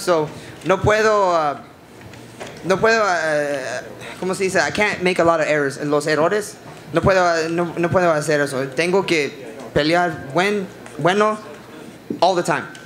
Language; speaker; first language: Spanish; non-native, learner; English